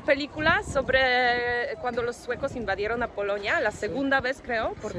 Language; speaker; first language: Spanish; non-native, fluent; Polish